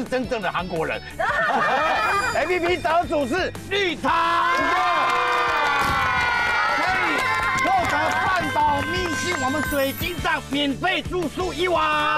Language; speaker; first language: Chinese; native; Chinese